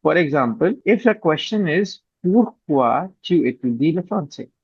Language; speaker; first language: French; non-native, fluent; Hindi